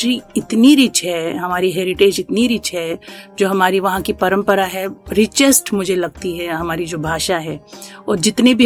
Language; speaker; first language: Hindi; non-native, local second language; Kashmiri